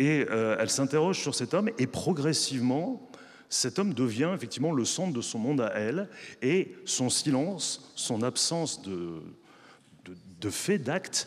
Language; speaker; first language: French; native; French